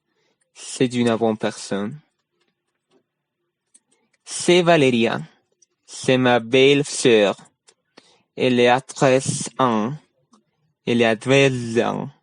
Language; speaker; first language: French; non-native, learner; Spanish